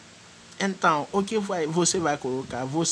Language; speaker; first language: Portuguese; non-native, fluent; French